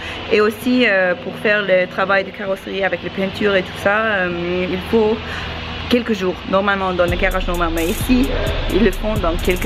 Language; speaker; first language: French; non-native, learner; English